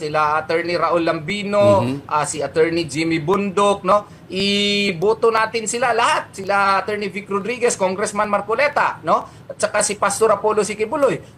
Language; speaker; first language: Filipino; native; Filipino